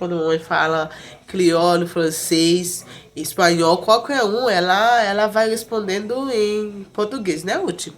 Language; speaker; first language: Portuguese; non-native, fluent; Haitian Creole